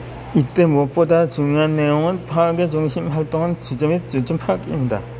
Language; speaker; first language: Korean; native; Korean